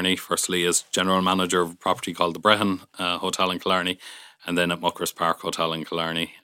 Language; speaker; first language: English; native; English